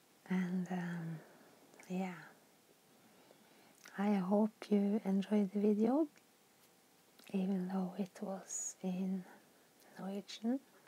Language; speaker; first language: English; non-native, fluent; Norwegian